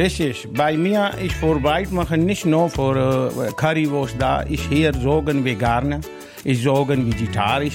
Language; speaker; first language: German; non-native, learner; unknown